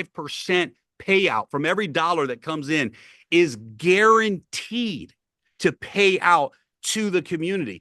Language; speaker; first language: English; native; English